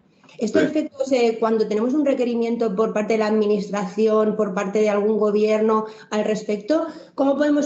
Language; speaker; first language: Spanish; native; Spanish